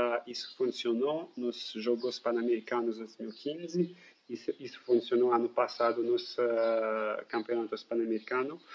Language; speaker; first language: Portuguese; non-native, fluent; French